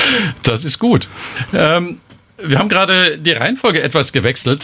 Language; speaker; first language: German; native; German